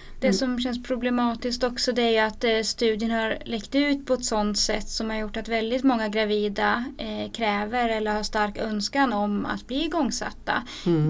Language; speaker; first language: Swedish; native; Swedish